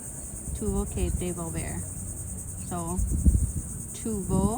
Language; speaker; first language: Spanish; non-native, learner; Lao